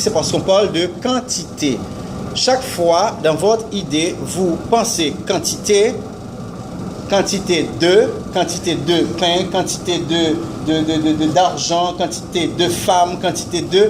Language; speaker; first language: French; non-native, fluent; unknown